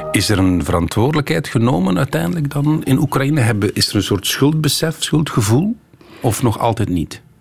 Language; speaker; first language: Dutch; native; Dutch